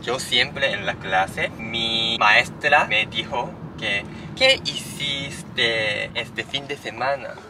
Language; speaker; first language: Spanish; non-native, learner; Japanese